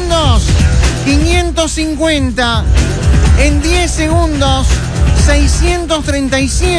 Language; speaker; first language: Spanish; native; Spanish